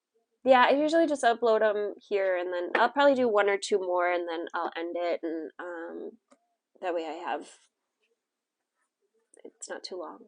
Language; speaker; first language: English; native; English